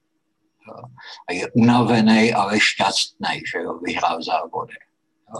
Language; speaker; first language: Czech; native; Czech